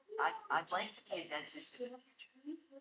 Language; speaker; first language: English; non-native, learner; Vietnamese